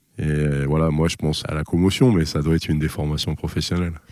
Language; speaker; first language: French; native; French